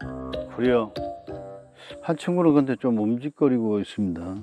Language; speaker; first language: Korean; native; Korean